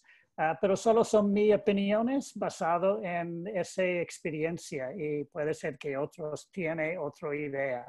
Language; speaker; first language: Spanish; non-native, learner; English